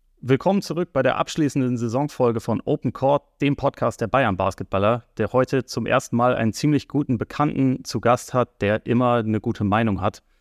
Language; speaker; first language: German; native; German